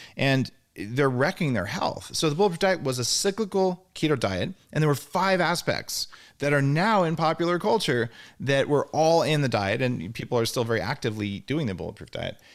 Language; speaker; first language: English; native; English